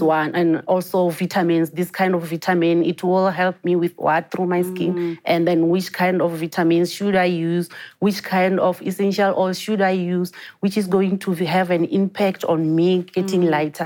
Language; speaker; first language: English; non-native, local second language; Venda